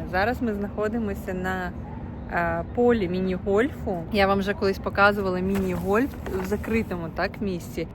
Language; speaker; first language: Ukrainian; non-native, local second language; Russian